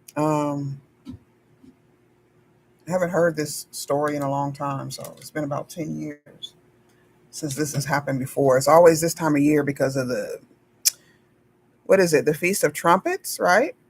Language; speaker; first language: English; native; English